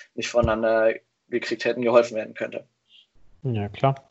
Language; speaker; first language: German; native; German